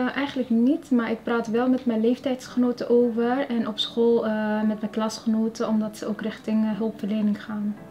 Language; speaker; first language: Dutch; early bilingual, other home language; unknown